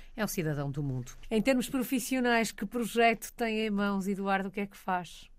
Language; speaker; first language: Portuguese; native; Portuguese